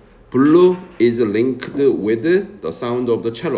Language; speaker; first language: English; non-native, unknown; Korean